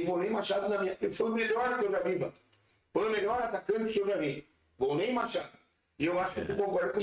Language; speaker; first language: Portuguese; native; Portuguese